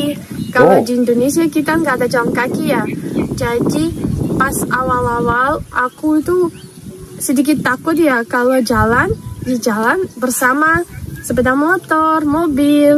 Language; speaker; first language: Indonesian; non-native, fluent; Russian